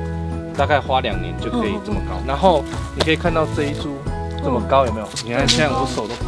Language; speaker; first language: Chinese; native; Chinese